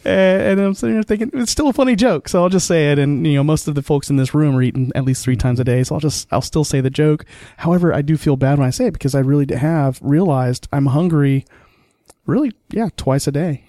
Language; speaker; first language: English; native; English